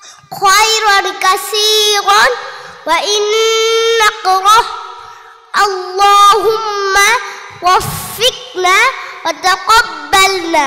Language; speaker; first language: Arabic; non-native, learner; Bangla